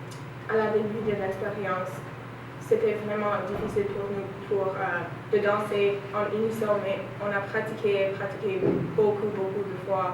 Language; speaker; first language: French; non-native, learner; English